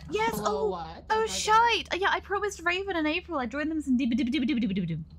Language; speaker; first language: English; native; English